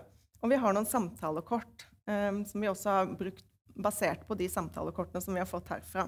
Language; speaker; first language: Norwegian; native; Norwegian